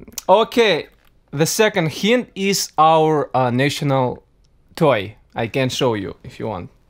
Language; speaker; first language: English; non-native, learner; Tatar